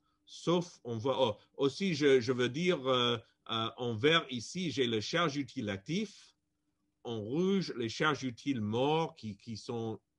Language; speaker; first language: French; non-native, fluent; English